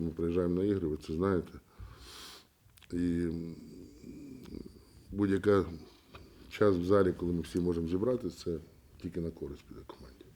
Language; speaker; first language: Ukrainian; native; Ukrainian